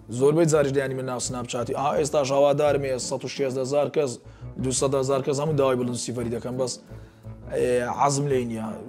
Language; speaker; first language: Central Kurdish; native; Central Kurdish